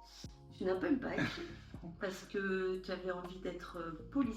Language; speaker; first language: French; native; French